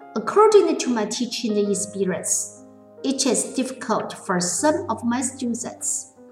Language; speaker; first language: English; non-native, fluent; Chinese